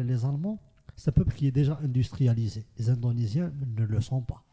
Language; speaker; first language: French; non-native, local second language; Arabic